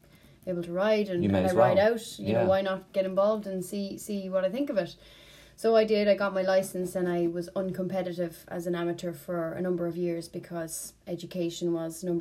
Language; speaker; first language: English; native; English